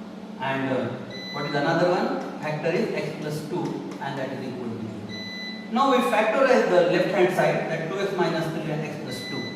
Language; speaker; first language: English; non-native, local second language; Marathi